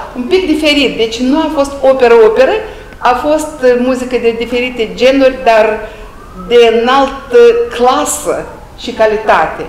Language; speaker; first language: Romanian; native; Romanian